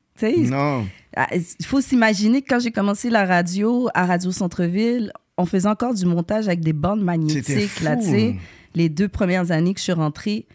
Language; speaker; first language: French; native; French